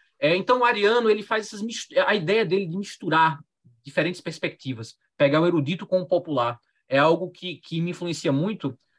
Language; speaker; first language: Portuguese; native; Portuguese